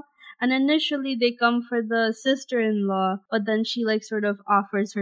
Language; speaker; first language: English; non-native, local second language; Bangla